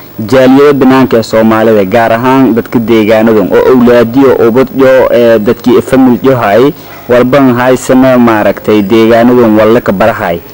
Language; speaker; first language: Somali; non-native, local second language; Maay